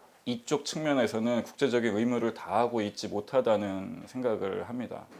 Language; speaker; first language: Korean; native; Korean